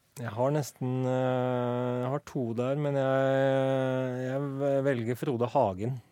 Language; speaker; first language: Norwegian; native; Norwegian